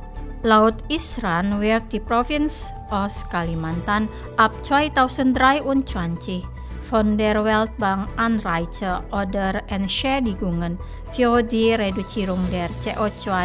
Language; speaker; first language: German; non-native, fluent; Indonesian